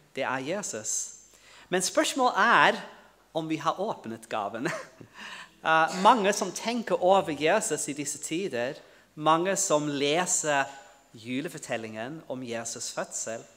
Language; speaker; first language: Norwegian; non-native, fluent; English